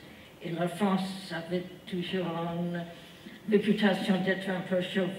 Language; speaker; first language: French; non-native, fluent; English